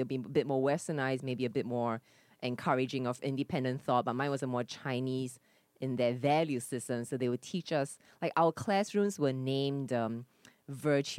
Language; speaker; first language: English; native; English